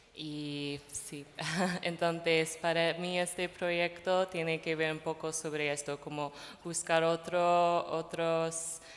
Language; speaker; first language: Spanish; non-native, fluent; English